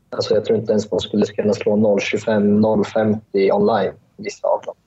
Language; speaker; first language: Swedish; early bilingual, other home language; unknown